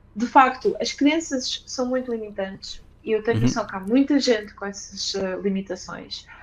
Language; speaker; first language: Portuguese; early bilingual, other home language; Ukrainian